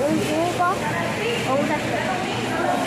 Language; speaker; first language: Spanish; early bilingual, other home language; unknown